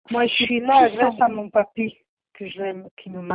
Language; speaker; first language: French; non-native, learner; Portuguese